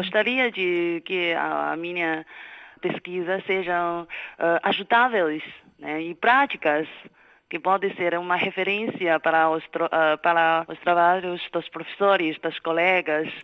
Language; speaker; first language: Portuguese; non-native, fluent; Chinese